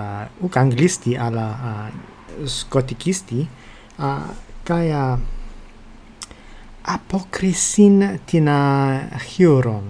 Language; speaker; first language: Greek; non-native, fluent; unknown